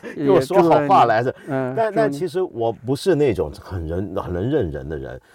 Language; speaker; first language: Chinese; native; Chinese